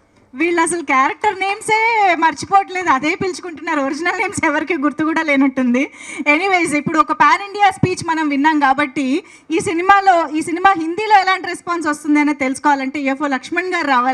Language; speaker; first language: Telugu; native; Telugu